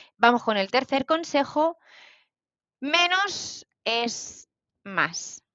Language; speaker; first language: Spanish; native; Spanish